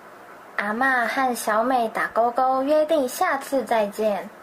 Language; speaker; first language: Chinese; native; Chinese